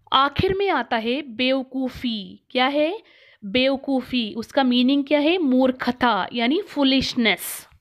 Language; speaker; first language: Hindi; non-native, local second language; Kannada